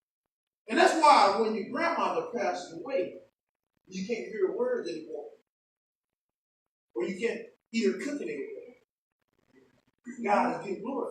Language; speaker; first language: English; native; English